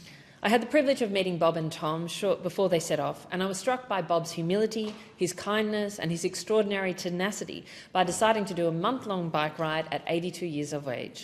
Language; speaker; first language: English; native; English